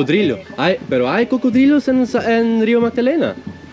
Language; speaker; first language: Spanish; non-native, learner; Swiss German